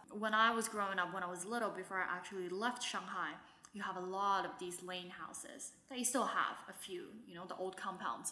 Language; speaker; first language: English; non-native, local second language; Wu Chinese